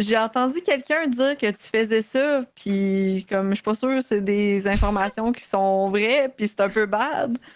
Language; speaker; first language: French; native; French